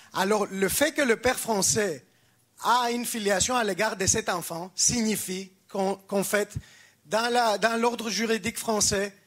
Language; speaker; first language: French; non-native, fluent; Greek